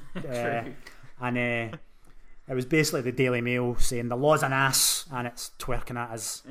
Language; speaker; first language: English; native; English